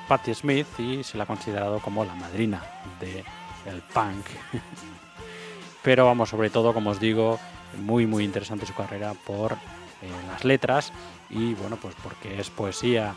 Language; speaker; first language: Spanish; native; Spanish